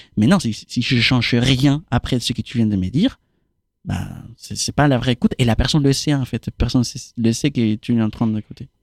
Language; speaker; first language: French; non-native, fluent; Spanish